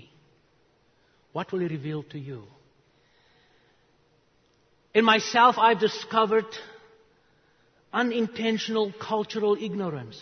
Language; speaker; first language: English; non-native, local second language; Afrikaans